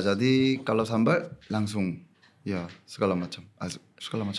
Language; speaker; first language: Indonesian; non-native, fluent; Korean